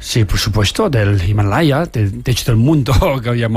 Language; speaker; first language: Spanish; non-native, learner; Tibetan